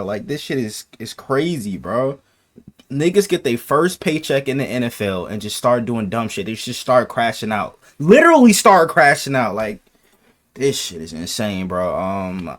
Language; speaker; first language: English; native; English